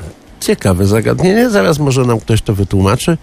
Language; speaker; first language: Polish; native; Polish